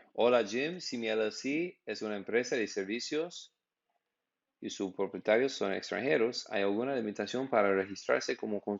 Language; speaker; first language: Spanish; non-native, learner; English